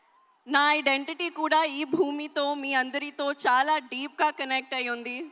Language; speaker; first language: Telugu; non-native, learner; Hindi